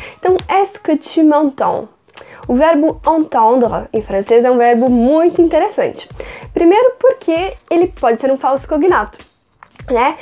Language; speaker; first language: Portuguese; native; Portuguese